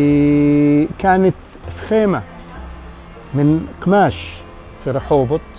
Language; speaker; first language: Arabic; early bilingual, heritage; Arabic